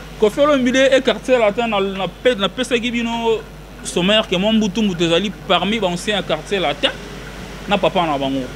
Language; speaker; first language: Lingala; native; Lingala